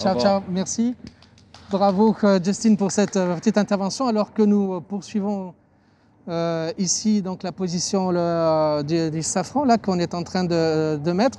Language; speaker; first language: French; native; French